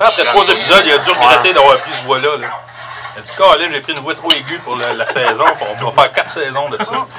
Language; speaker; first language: French; native; French